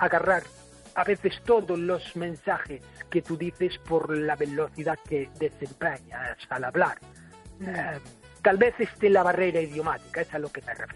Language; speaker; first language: Spanish; non-native, fluent; English